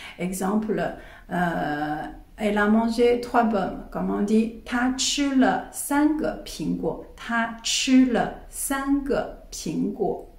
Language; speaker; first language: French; non-native, fluent; Chinese